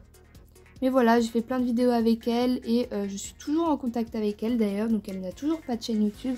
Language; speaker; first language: French; native; French